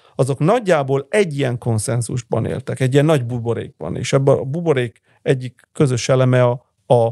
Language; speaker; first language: Hungarian; early bilingual, heritage; Italian